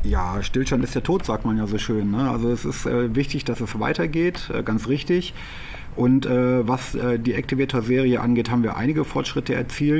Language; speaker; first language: German; native; German